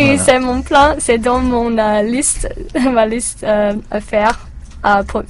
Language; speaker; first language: French; non-native, learner; English